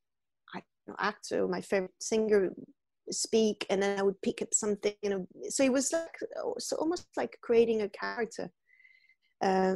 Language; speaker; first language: English; non-native, fluent; French